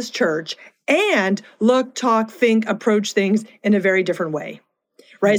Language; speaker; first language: English; native; English